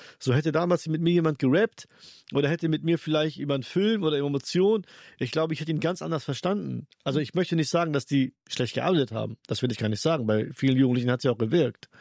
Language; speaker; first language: German; early bilingual, other home language; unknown